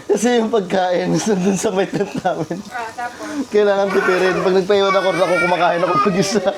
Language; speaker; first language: Filipino; native; Filipino